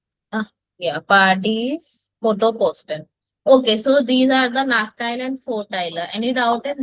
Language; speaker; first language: English; non-native, local second language; Hindi